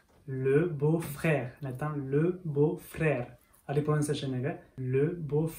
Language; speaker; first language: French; early bilingual, other home language; Sinhala